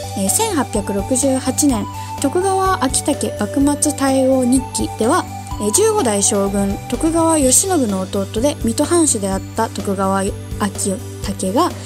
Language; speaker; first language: Japanese; native; Japanese